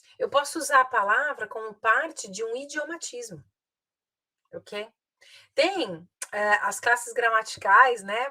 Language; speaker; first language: Portuguese; native; Portuguese